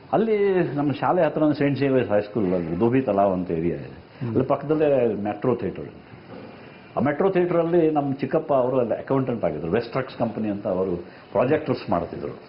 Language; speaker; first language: Kannada; non-native, local second language; Konkani